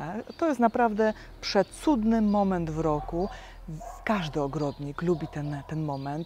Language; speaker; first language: Polish; native; Polish